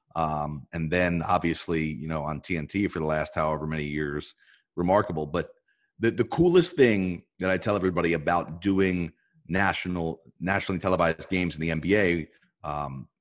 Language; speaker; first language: English; native; English